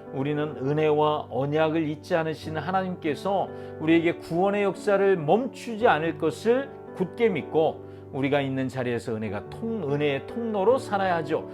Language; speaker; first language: Korean; native; Korean